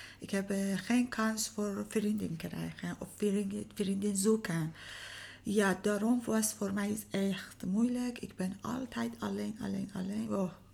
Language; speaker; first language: Dutch; non-native, learner; Persian